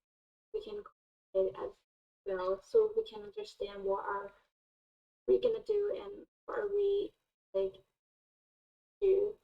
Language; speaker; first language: English; non-native, fluent; Thai